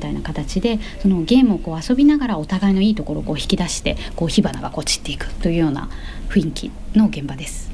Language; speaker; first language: Japanese; native; Japanese